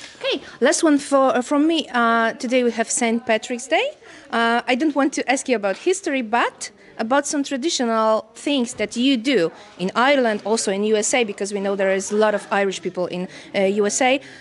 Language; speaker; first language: English; non-native, fluent; Polish